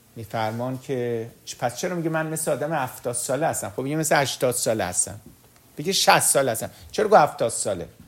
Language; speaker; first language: Persian; early bilingual, heritage; Persian